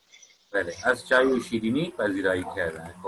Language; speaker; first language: Persian; non-native, fluent; Urdu